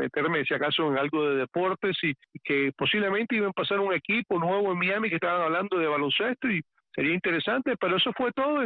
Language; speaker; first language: Spanish; early bilingual, heritage; Spanish